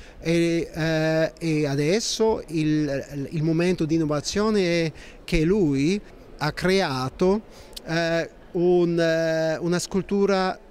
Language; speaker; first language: Italian; non-native, fluent; German